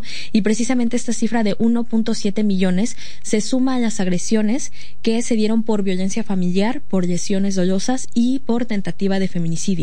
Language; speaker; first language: Spanish; native; Spanish